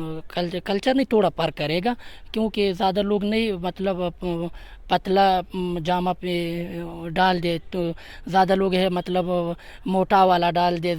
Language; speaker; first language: Hindi; non-native, learner; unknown